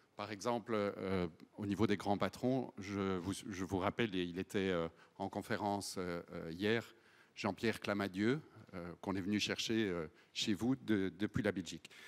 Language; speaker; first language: French; native; French